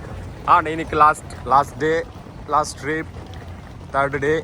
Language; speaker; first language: English; non-native, local second language; Tulu